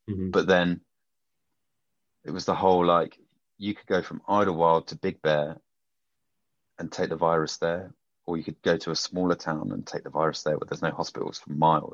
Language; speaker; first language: English; native; English